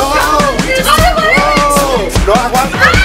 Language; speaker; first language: Spanish; native; Spanish